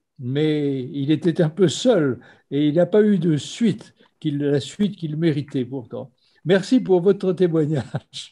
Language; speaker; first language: French; native; French